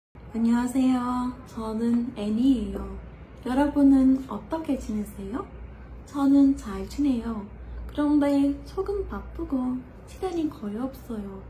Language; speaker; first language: Korean; non-native, learner; Portuguese